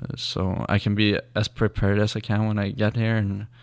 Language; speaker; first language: English; non-native, learner; Swedish